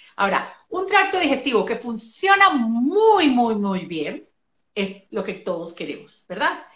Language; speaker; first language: Spanish; native; Spanish